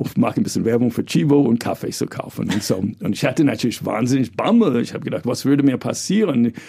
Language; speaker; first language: German; early bilingual, other home language; English